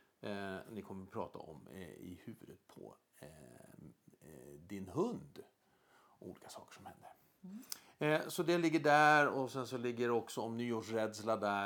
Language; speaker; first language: Swedish; native; Swedish